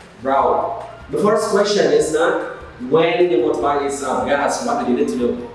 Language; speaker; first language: English; non-native, learner; Vietnamese